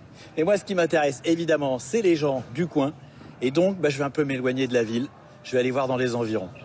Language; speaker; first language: French; native; French